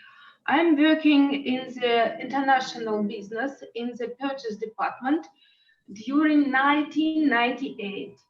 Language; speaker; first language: English; non-native, learner; Russian